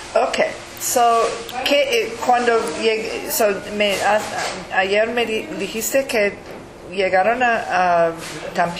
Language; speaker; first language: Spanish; early bilingual, heritage; English